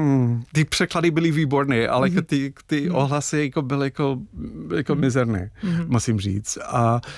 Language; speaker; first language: Czech; non-native, fluent; English